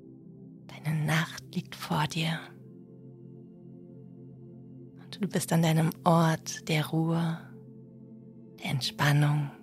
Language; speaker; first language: German; native; German